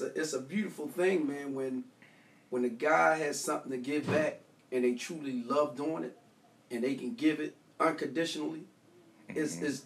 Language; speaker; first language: English; native; English